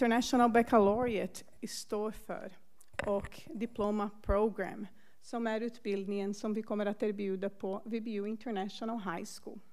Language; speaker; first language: Swedish; non-native, fluent; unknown